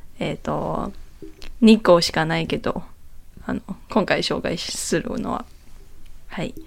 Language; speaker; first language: Japanese; non-native, learner; Chinese